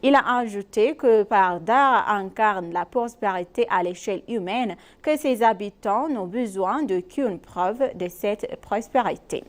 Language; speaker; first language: French; non-native, fluent; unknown